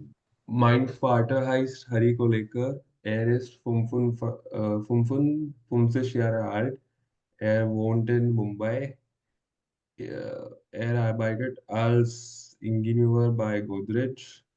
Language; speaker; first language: German; non-native, learner; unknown